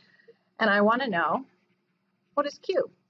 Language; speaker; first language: English; native; English